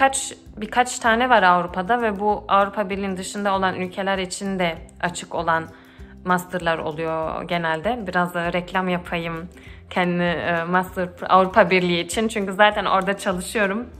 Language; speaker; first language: Turkish; early bilingual, heritage; Turkish